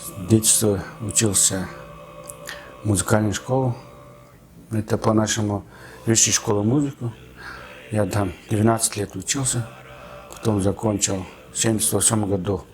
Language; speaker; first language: Russian; non-native, fluent; Mongolian